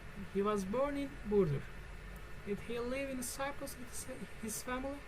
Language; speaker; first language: English; non-native, fluent; Turkish